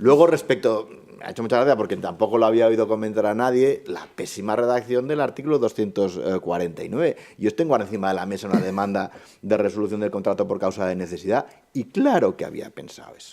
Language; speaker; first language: Spanish; native; Spanish